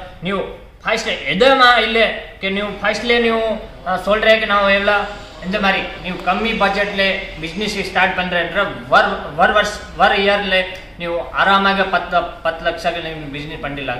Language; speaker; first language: Tamil; non-native, learner; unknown